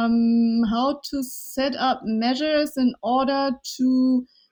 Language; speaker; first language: English; non-native, fluent; Chinese